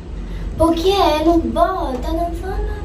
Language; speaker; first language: Albanian; early bilingual, heritage; Albanian